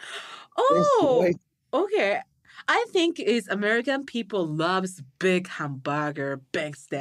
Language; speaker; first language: English; non-native, learner; Japanese